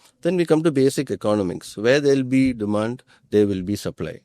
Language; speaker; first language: English; non-native, local second language; Malayalam